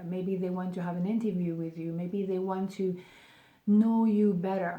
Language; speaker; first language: English; non-native, fluent; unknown